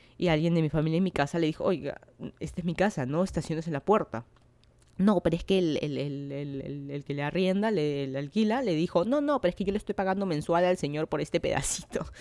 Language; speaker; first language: Spanish; native; Spanish